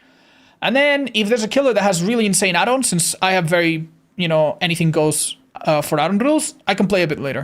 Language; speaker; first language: English; native; English